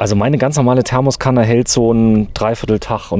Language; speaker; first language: German; native; German